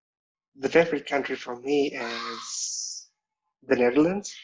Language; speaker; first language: English; non-native, local second language; Indonesian